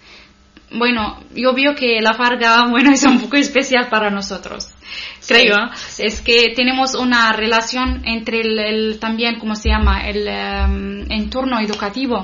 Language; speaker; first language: Spanish; non-native, learner; Arabic